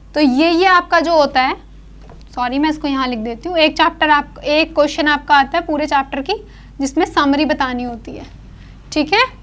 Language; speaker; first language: Hindi; native; Hindi